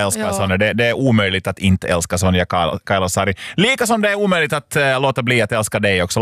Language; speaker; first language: Swedish; native; Swedish